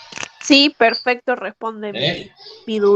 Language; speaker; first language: Spanish; native; Spanish